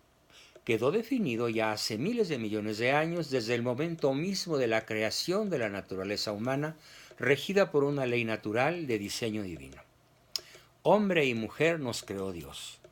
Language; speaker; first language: Spanish; native; Spanish